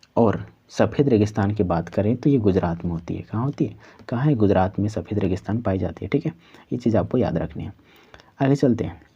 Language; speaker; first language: Hindi; non-native, local second language; Santali